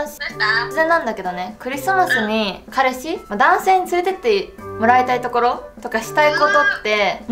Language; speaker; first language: Japanese; native; Japanese